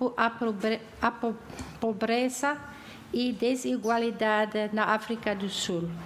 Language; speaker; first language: Portuguese; non-native, fluent; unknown